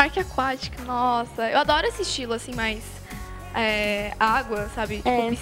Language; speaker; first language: Portuguese; native; Portuguese